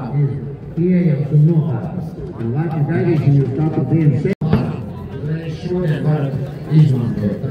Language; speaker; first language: Latvian; non-native, local second language; Russian